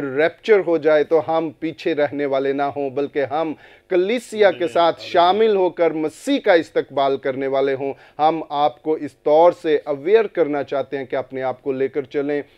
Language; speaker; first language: Urdu; non-native, local second language; Punjabi